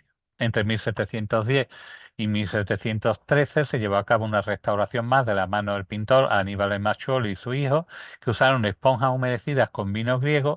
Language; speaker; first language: Spanish; native; Spanish